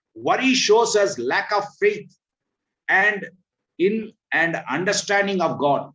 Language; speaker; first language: English; non-native, local second language; Telugu